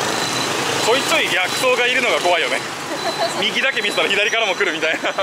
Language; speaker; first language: Japanese; native; Japanese